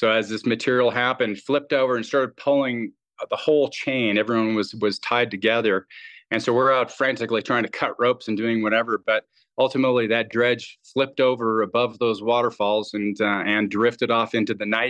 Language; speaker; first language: English; native; English